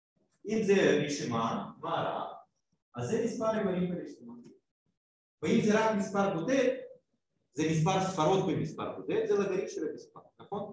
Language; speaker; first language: Hebrew; non-native, fluent; Russian